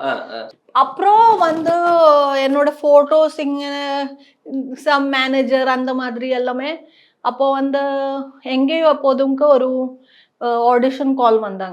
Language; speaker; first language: Tamil; non-native, learner; Malayalam